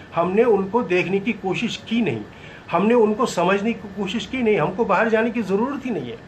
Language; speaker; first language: Hindi; native; Hindi